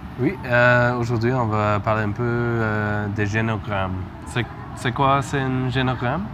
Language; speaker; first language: French; non-native, learner; English